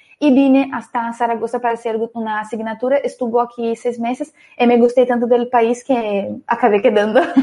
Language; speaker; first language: Spanish; non-native, fluent; Portuguese